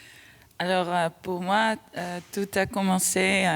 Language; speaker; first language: French; non-native, fluent; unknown